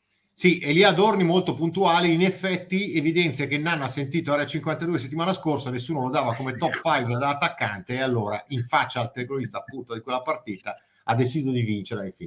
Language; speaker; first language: Italian; native; Italian